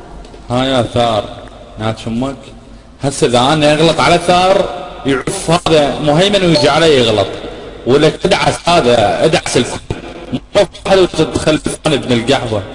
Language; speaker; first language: Arabic; native; Arabic